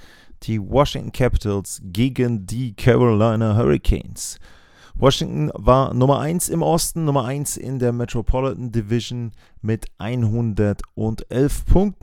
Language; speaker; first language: German; native; German